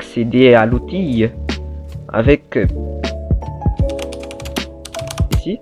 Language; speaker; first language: French; non-native, local second language; Malagasy